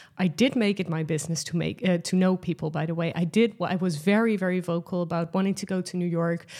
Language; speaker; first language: English; non-native, fluent; Dutch